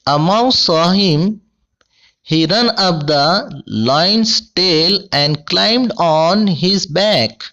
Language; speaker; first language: English; non-native, local second language; Urdu